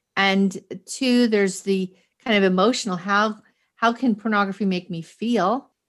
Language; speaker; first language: English; native; English